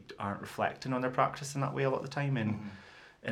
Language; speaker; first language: English; native; English